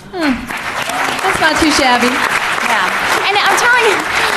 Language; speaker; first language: English; native; English